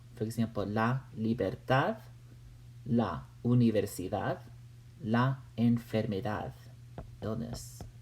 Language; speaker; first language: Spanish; non-native, fluent; English